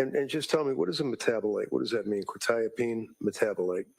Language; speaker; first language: English; native; English